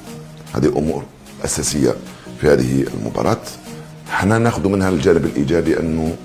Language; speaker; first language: Arabic; native; Arabic